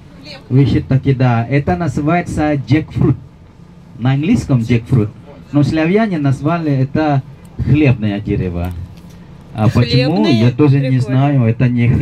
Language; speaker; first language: Russian; non-native, fluent; Indonesian